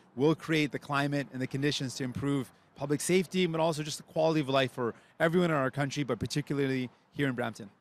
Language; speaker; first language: English; early bilingual, other home language; Punjabi